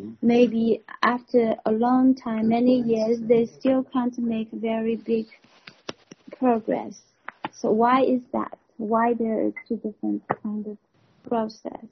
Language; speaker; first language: English; non-native, fluent; Chinese